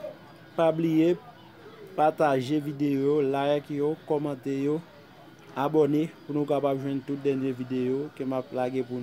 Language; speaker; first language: French; non-native, learner; Haitian Creole